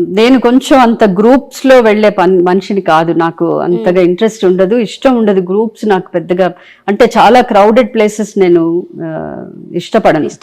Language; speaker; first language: Telugu; native; Telugu